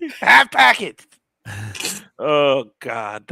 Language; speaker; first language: English; native; English